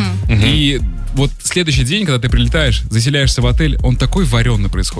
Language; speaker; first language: Russian; native; Russian